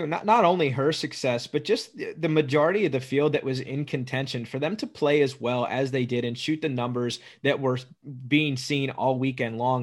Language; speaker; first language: English; native; English